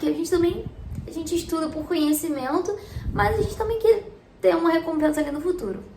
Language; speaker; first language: Portuguese; native; Portuguese